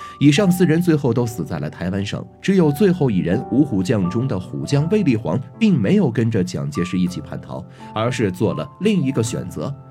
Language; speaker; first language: Chinese; native; Chinese